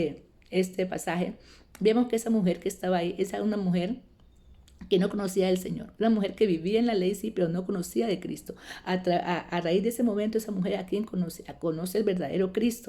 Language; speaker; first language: Spanish; native; Spanish